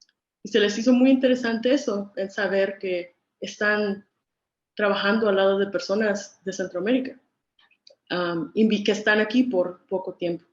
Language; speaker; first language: Spanish; early bilingual, other home language; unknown